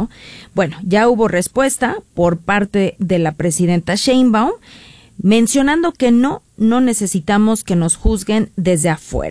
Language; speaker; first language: Spanish; native; Spanish